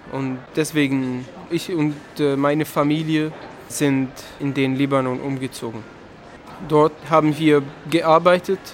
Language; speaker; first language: German; non-native, learner; Arabic